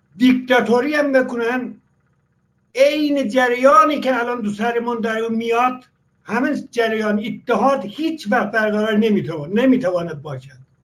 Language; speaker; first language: Persian; non-native, local second language; Azerbaijani